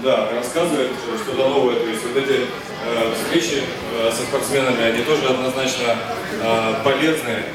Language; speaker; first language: Russian; native; Russian